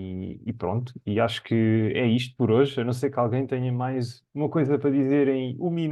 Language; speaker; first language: Portuguese; native; Portuguese